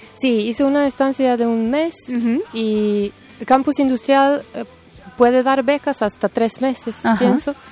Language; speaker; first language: Spanish; non-native, fluent; Serbian